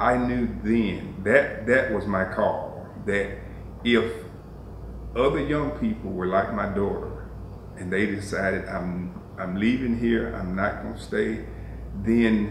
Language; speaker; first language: English; native; English